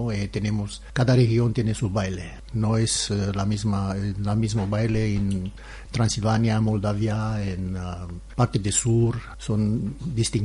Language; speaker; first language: Spanish; non-native, learner; Romanian